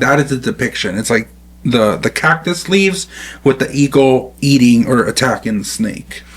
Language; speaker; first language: English; native; English